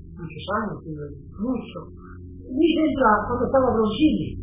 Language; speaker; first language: Spanish; non-native, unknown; Italian